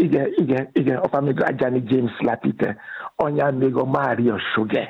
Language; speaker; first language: Hungarian; non-native, fluent; Yoruba